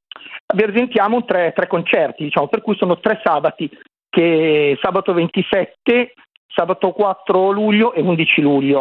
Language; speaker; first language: Italian; native; Italian